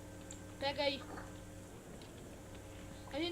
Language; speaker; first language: Portuguese; native; Portuguese